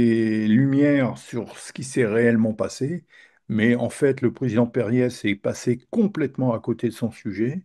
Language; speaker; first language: French; native; French